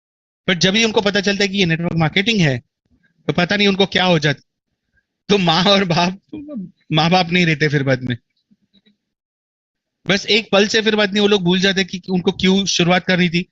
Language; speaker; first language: Hindi; native; Hindi